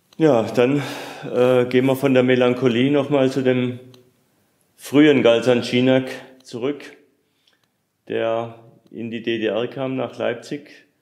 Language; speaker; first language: German; native; German